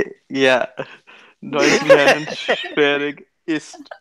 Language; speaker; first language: German; non-native, learner; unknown